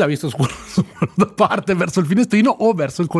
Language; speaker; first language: Italian; native; Italian